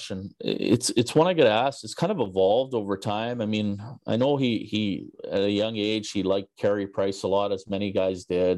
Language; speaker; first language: English; native; English